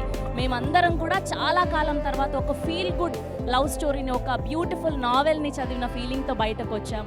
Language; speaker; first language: Telugu; native; Telugu